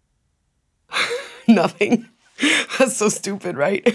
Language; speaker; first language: English; non-native, fluent; Spanish